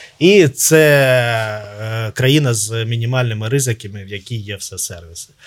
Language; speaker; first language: Ukrainian; non-native, local second language; Russian